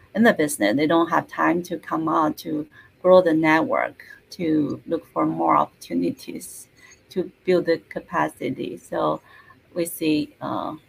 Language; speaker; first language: English; non-native, fluent; Chinese